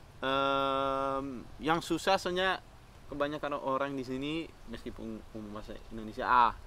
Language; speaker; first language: Indonesian; non-native, fluent; Dutch